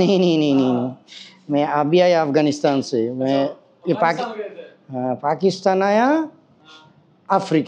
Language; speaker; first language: Hindi; non-native, learner; Bangla